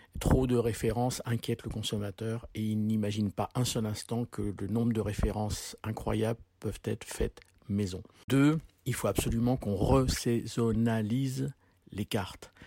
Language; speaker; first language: French; native; French